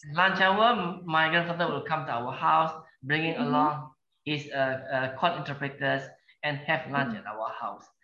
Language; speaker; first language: English; non-native, local second language; Malay